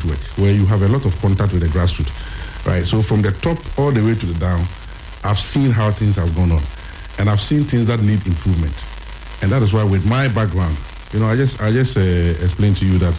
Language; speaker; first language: English; non-native, local second language; Akan